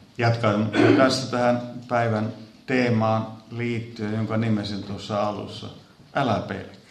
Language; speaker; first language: Finnish; native; Finnish